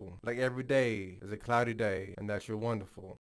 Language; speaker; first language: English; native; English